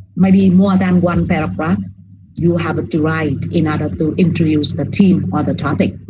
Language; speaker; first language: English; non-native, fluent; Vietnamese